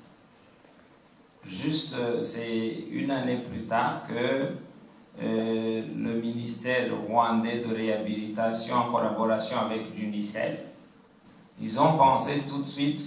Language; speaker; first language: French; non-native, local second language; Kinyarwanda